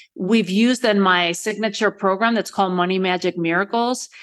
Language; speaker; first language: English; early bilingual, other home language; Spanish